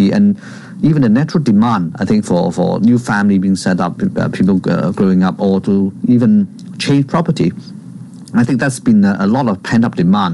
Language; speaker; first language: English; non-native, local second language; Cantonese